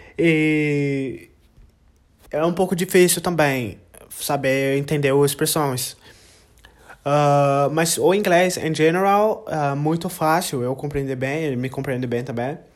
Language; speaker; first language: Portuguese; non-native, learner; English